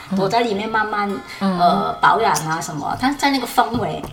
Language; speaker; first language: Chinese; non-native, fluent; Cantonese